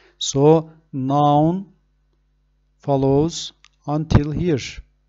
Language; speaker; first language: English; non-native, fluent; Turkish